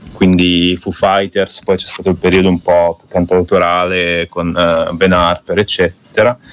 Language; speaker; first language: Italian; early bilingual, other home language; Russian